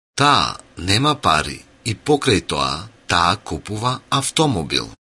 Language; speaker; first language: Macedonian; native; Macedonian